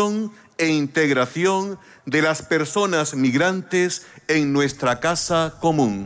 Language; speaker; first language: Spanish; native; Spanish